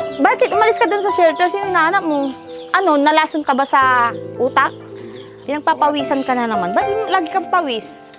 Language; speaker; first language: Filipino; native; Filipino